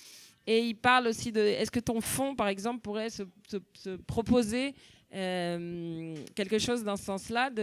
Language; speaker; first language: French; non-native, fluent; Spanish